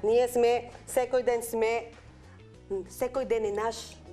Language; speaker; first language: Macedonian; non-native, learner; Filipino